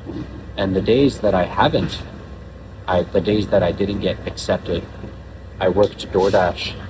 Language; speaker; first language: English; native; English